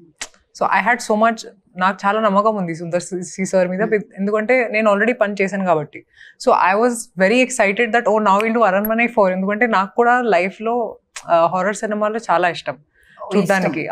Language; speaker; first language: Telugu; non-native, fluent; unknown